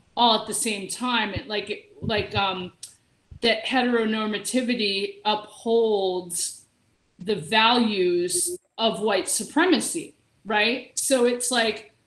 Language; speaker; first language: English; native; English